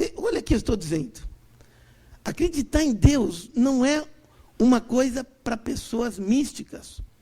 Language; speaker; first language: Portuguese; native; Portuguese